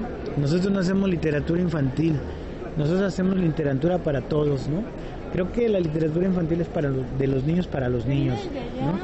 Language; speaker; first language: Spanish; native; Spanish